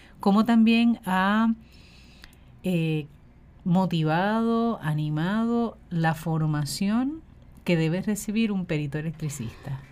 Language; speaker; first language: Spanish; native; Spanish